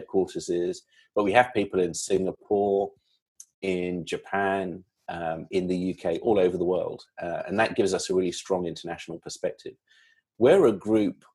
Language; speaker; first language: English; native; English